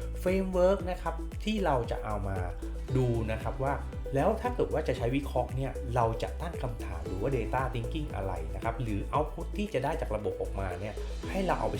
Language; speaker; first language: Thai; native; Thai